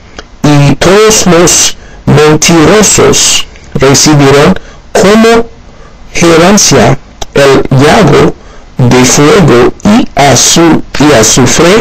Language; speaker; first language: Spanish; non-native, learner; Haitian Creole